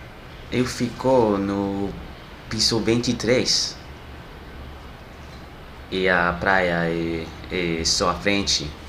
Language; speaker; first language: Portuguese; non-native, learner; French